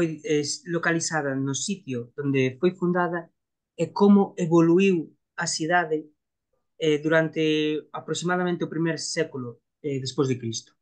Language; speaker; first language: Portuguese; non-native, learner; Galician